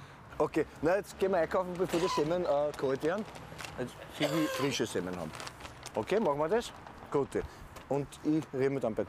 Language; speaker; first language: German; native; German